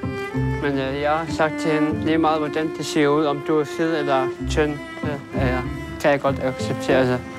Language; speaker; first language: Danish; non-native, local second language; Kalaallisut